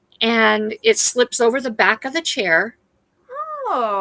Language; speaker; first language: English; native; English